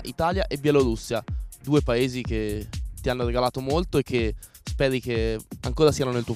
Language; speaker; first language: Italian; native; Italian